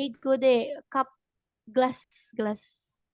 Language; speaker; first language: Japanese; non-native, learner; Indonesian